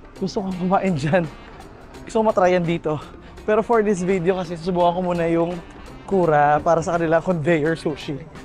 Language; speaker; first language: Filipino; native; Filipino